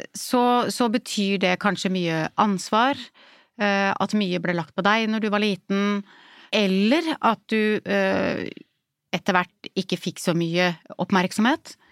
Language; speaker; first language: Norwegian; native; Norwegian